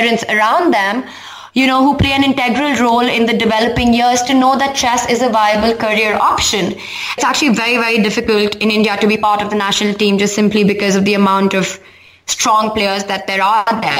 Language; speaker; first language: English; non-native, local second language; Hindi